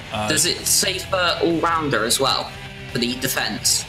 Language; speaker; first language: English; native; English